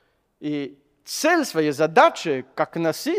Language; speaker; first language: Russian; non-native, fluent; French